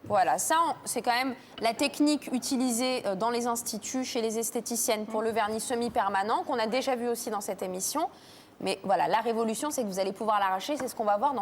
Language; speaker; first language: French; native; French